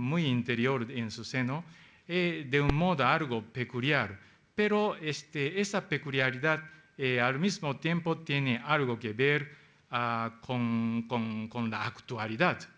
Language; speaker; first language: Spanish; non-native, fluent; Japanese